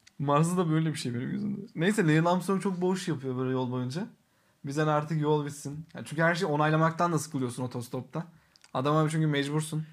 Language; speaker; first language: Turkish; native; Turkish